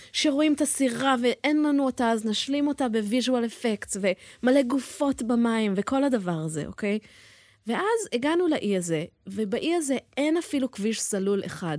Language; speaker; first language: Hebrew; early bilingual, heritage; Hebrew